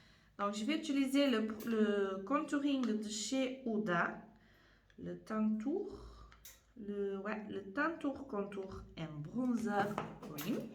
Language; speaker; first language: French; non-native, fluent; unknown